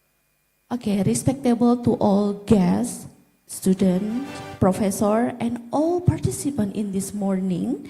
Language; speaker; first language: English; non-native, local second language; Indonesian